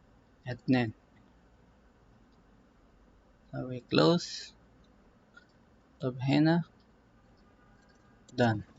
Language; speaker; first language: Arabic; non-native, learner; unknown